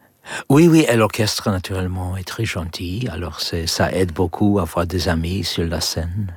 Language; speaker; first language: French; non-native, learner; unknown